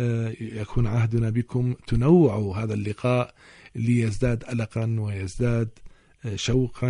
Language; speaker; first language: Arabic; native; Arabic